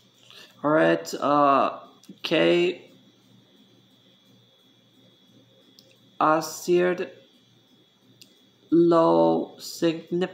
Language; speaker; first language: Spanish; non-native, learner; English